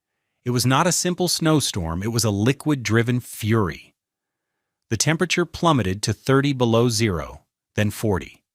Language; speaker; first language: English; native; English